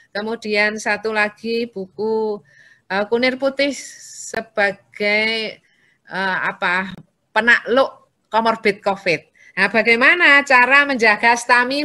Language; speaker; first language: Indonesian; native; Indonesian